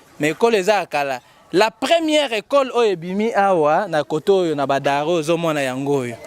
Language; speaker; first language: Lingala; native; Lingala